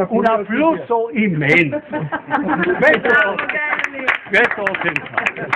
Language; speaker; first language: Italian; non-native, fluent; German